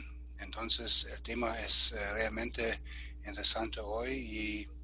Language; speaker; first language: Spanish; non-native, fluent; German